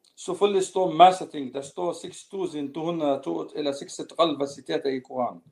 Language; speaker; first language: Danish; non-native, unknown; Arabic